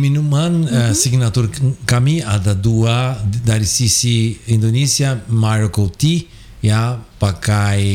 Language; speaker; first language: Indonesian; non-native, fluent; Portuguese